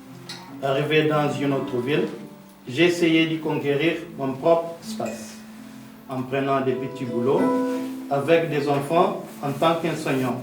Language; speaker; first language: French; non-native, learner; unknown